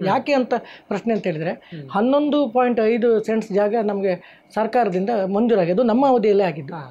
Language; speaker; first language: Kannada; native; Kannada